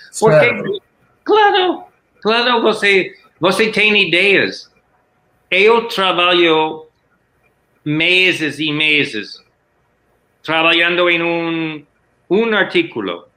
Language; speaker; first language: Portuguese; non-native, learner; English